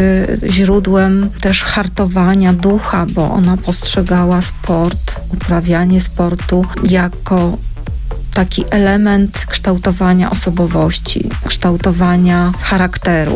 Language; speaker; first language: Polish; native; Polish